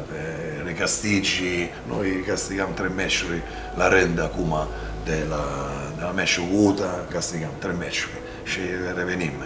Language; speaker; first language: Romanian; non-native, fluent; Italian